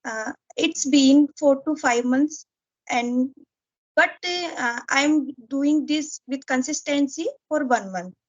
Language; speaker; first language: English; non-native, learner; Hindi